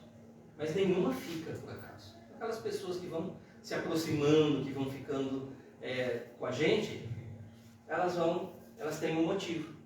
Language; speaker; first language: Portuguese; native; Portuguese